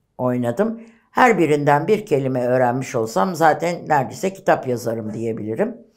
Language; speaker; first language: Turkish; native; Turkish